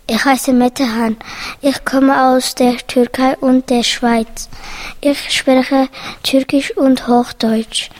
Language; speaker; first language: German; early bilingual, other home language; Turkish